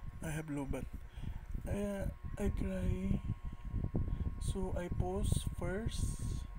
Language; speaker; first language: English; non-native, learner; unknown